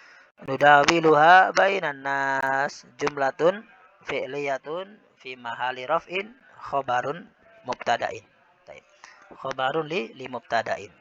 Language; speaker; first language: Arabic; non-native, fluent; Indonesian